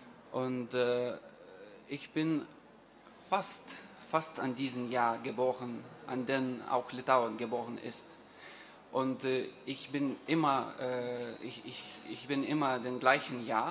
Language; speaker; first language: German; non-native, learner; Lithuanian